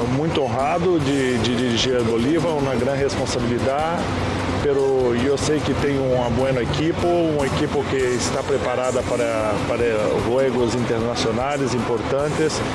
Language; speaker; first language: Spanish; non-native, learner; Portuguese